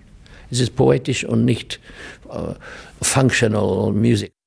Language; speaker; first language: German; non-native, learner; English